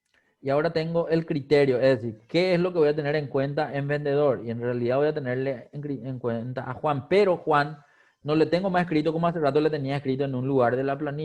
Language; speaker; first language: Spanish; native; Spanish